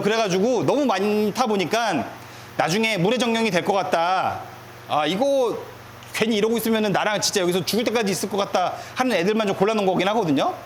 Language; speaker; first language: Korean; native; Korean